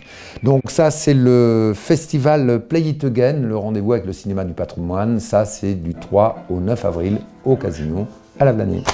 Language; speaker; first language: French; native; French